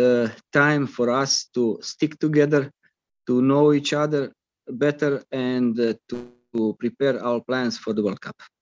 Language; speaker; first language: English; non-native, fluent; Croatian